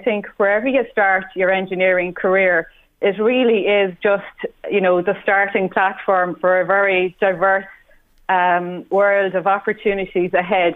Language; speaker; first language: English; native; English